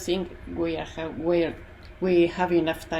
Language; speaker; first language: English; non-native, learner; Spanish